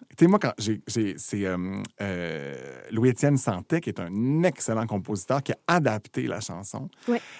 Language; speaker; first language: French; native; French